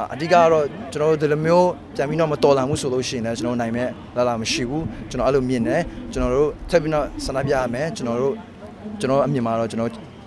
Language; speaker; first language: Burmese; non-native, local second language; Kachin